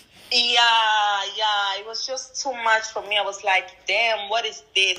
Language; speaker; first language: English; non-native, fluent; Portuguese